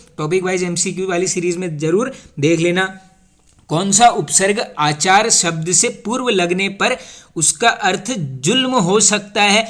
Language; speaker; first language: Hindi; native; Hindi